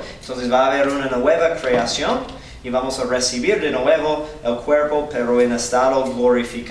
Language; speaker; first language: Spanish; non-native, fluent; English